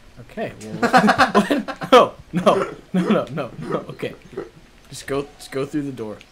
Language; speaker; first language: English; native; English